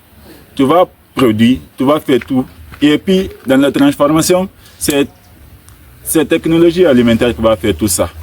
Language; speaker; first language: French; non-native, learner; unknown